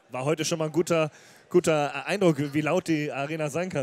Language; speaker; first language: German; native; German